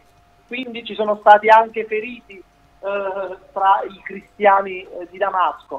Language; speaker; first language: Italian; native; Italian